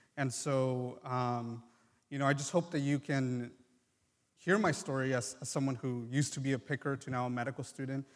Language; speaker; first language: English; early bilingual, other home language; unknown